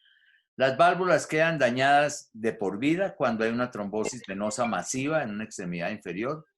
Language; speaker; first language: Spanish; native; Spanish